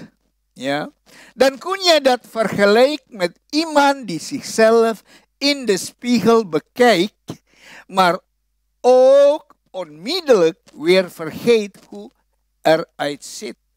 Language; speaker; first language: Dutch; non-native, fluent; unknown